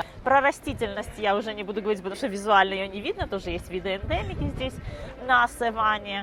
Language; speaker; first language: Russian; native; Russian